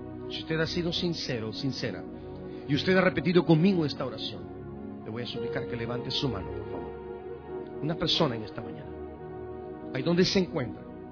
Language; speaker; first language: Spanish; native; Spanish